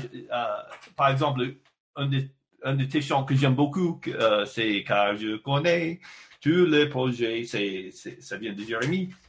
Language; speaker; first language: French; non-native, fluent; English